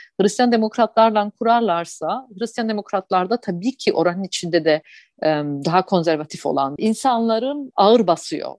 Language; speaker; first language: Turkish; early bilingual, heritage; Turkish